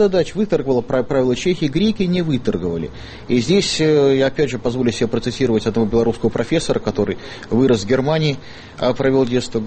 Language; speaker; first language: Russian; native; Russian